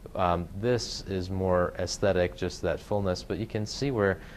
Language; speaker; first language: English; native; English